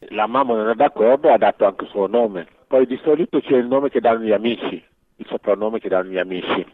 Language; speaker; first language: Italian; non-native, fluent; Wolof